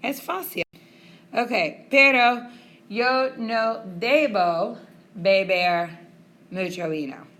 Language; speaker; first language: Spanish; non-native, fluent; English